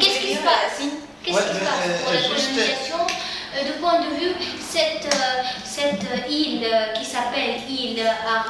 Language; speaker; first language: French; non-native, learner; Arabic